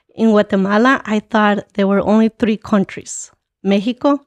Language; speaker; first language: English; early bilingual, other home language; Spanish